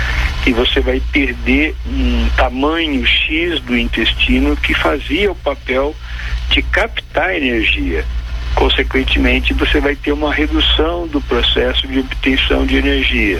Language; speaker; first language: Portuguese; native; Portuguese